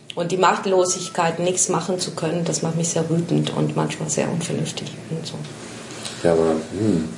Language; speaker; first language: German; non-native, fluent; Spanish